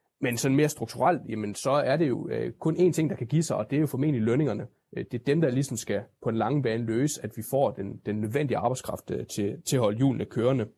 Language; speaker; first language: Danish; native; Danish